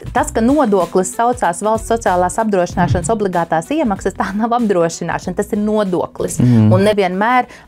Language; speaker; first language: Latvian; native; Latvian